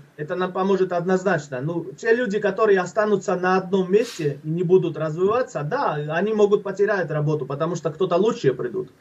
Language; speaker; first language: Russian; non-native, fluent; Georgian